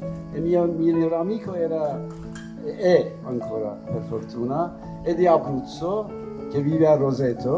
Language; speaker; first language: Italian; non-native, fluent; Persian